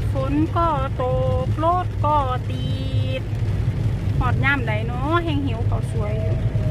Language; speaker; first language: Thai; native; Thai